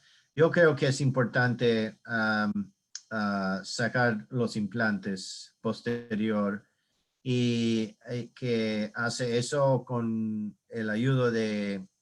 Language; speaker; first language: Spanish; non-native, learner; English